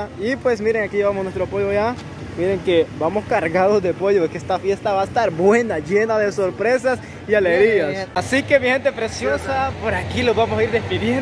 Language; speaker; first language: Spanish; native; Spanish